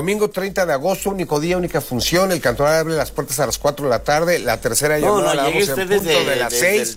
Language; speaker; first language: Spanish; native; Spanish